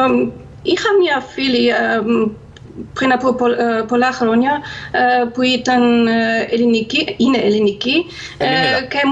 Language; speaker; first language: Greek; non-native, fluent; German